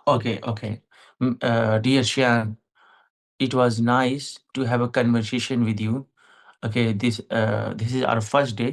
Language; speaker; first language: English; non-native, fluent; Hindi